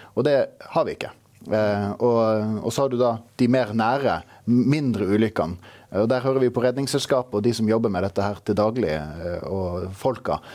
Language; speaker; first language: Norwegian; native; Norwegian